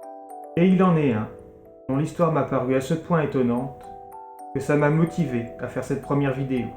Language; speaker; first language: French; native; French